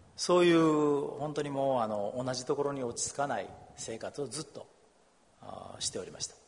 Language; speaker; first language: Japanese; native; Japanese